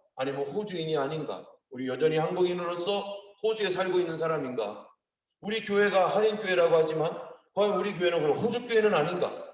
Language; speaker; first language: Korean; native; Korean